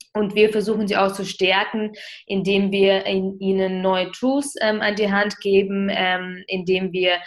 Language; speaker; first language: German; early bilingual, other home language; Ukrainian